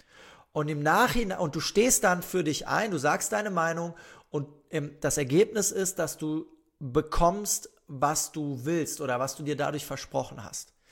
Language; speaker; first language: German; native; German